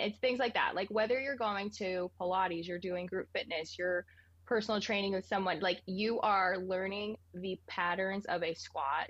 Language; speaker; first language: English; native; English